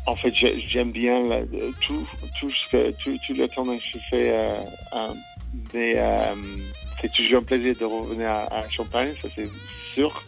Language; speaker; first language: French; non-native, fluent; English